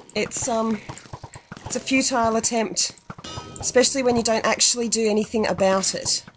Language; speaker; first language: English; native; English